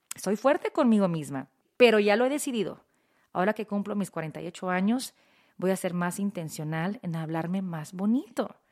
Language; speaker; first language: Spanish; early bilingual, heritage; Spanish